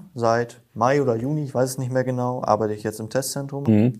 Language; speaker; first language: German; native; German